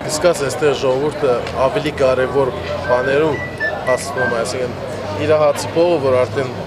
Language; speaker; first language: Armenian; early bilingual, heritage; Armenian